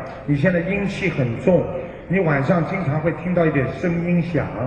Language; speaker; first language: Chinese; native; Chinese